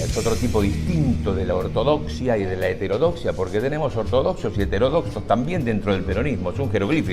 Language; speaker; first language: Spanish; native; Spanish